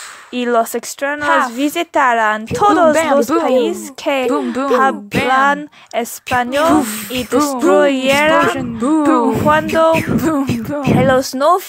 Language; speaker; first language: Spanish; non-native, learner; English